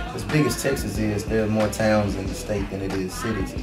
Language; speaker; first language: English; native; English